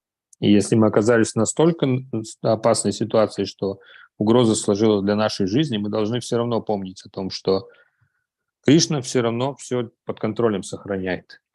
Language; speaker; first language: Russian; native; Russian